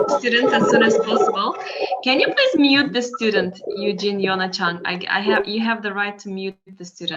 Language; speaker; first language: English; non-native, fluent; Turkish